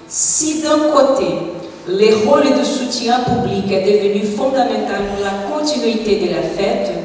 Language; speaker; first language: French; non-native, fluent; Portuguese